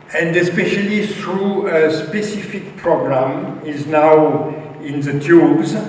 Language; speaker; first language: English; non-native, fluent; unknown